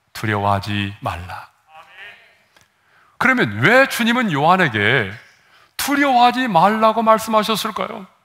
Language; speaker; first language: Korean; native; Korean